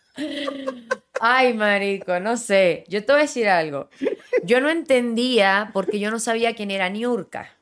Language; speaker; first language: Spanish; native; Spanish